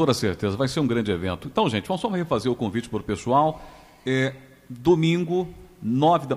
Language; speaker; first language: Portuguese; native; Portuguese